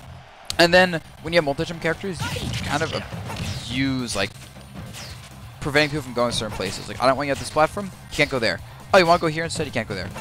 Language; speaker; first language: English; native; English